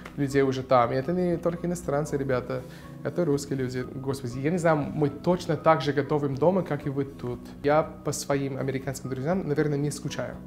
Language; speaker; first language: Russian; non-native, fluent; English